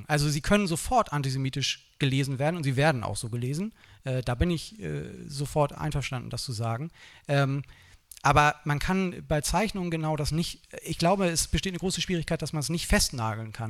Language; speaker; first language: German; native; German